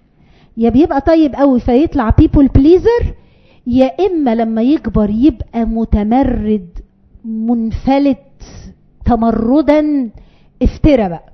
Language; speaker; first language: Arabic; native; Arabic